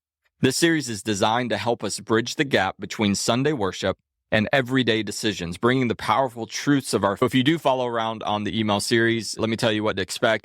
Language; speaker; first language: English; native; English